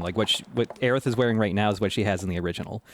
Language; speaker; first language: English; native; English